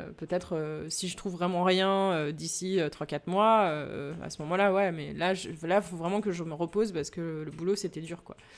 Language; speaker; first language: French; native; French